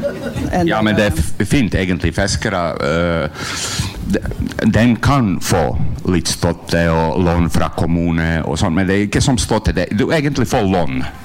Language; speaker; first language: Norwegian; non-native, learner; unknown